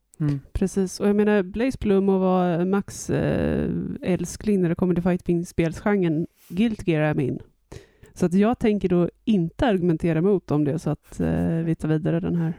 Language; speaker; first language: Swedish; native; Swedish